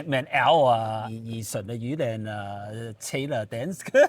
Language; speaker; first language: Danish; non-native, learner; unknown